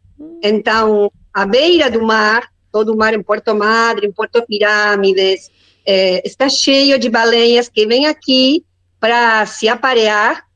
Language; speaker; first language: Portuguese; non-native, learner; Spanish